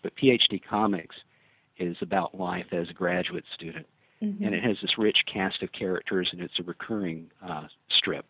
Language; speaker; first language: English; native; English